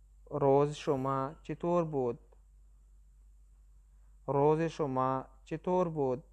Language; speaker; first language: Persian; non-native, local second language; Pashto